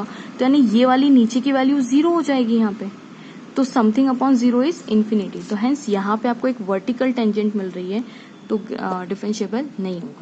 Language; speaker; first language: Hindi; native; Hindi